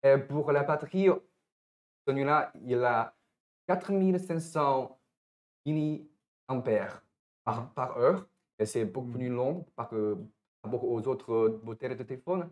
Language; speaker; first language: French; non-native, fluent; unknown